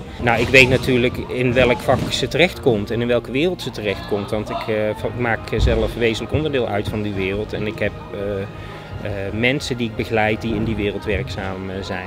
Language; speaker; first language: Dutch; native; Dutch